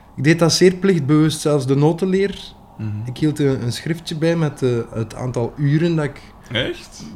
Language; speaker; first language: Dutch; native; Dutch